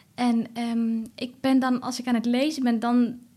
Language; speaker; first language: Dutch; early bilingual, other home language; Arabic